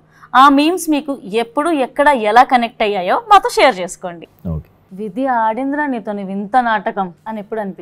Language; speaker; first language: Telugu; native; Telugu